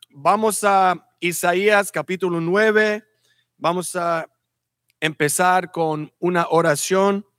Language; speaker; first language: Spanish; early bilingual, heritage; Spanish